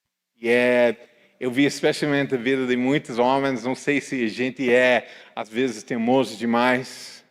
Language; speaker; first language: Portuguese; non-native, fluent; English